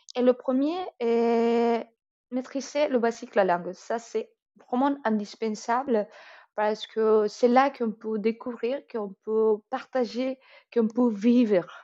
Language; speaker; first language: French; non-native, fluent; Spanish